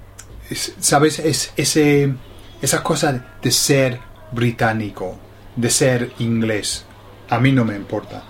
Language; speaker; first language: Spanish; non-native, fluent; English